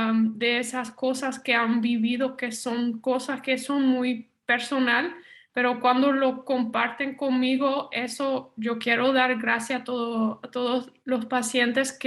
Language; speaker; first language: Spanish; non-native, fluent; Dutch